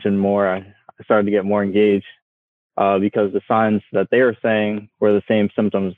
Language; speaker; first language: English; native; English